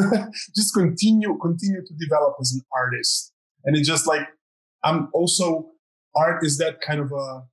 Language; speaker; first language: English; non-native, fluent; Croatian